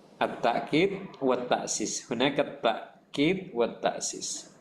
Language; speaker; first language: Arabic; non-native, fluent; Indonesian